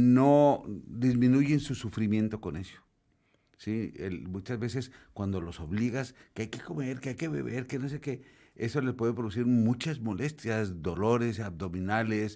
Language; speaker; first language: Spanish; native; Spanish